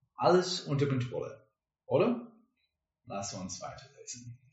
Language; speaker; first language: German; non-native, learner; English